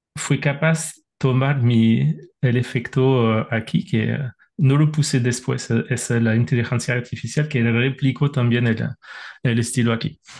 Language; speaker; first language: Spanish; non-native, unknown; French